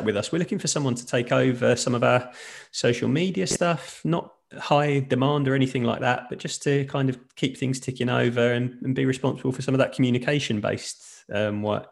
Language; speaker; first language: English; native; English